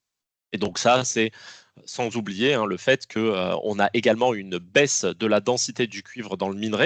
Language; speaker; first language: French; native; French